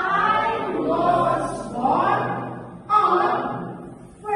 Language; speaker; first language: English; non-native, fluent; Indonesian